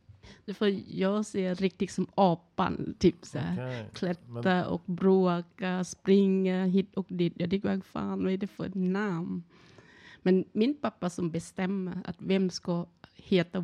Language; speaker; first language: Swedish; non-native, learner; Thai